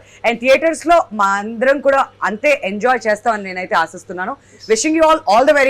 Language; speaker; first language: Telugu; native; Telugu